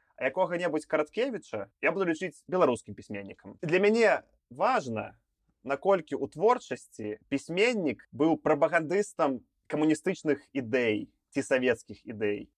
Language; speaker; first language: Belarusian; non-native, local second language; Russian